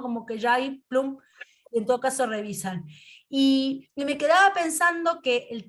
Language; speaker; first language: Spanish; native; Spanish